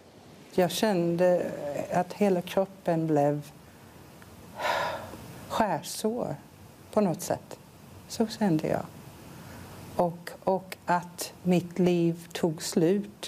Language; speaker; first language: Swedish; non-native, fluent; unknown